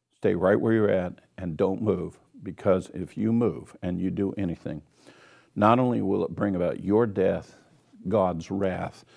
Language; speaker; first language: English; native; English